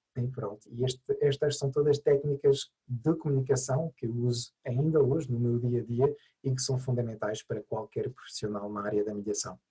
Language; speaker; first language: Portuguese; non-native, fluent; French